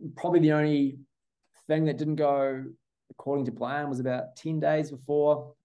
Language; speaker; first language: English; native; English